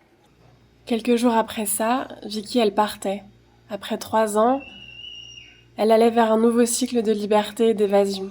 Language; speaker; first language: French; native; French